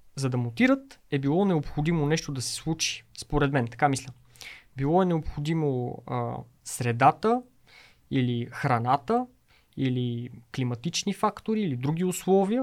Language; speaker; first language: Bulgarian; native; Bulgarian